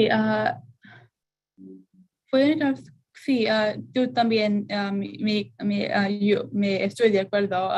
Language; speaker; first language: Spanish; non-native, learner; English